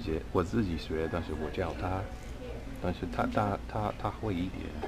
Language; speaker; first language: Chinese; non-native, fluent; English